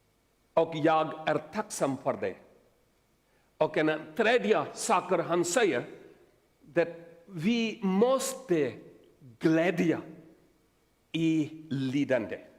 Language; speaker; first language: Swedish; non-native, learner; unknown